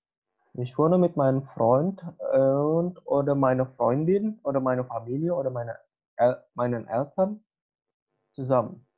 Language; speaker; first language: German; non-native, fluent; Indonesian